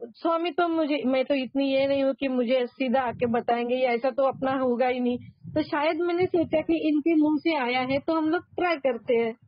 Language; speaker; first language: Hindi; non-native, local second language; Marathi